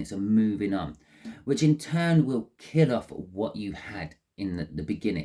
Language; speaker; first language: English; native; English